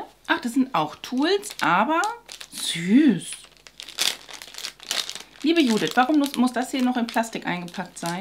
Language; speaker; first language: German; native; German